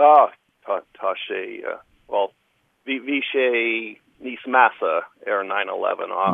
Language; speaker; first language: Irish; non-native, local second language; English